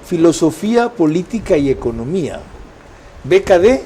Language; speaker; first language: Spanish; native; Spanish